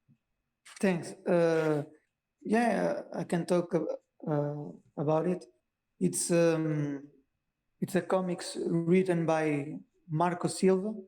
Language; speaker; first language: English; non-native, learner; Portuguese